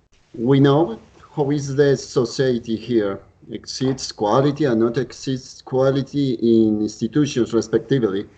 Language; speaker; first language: English; non-native, learner; Spanish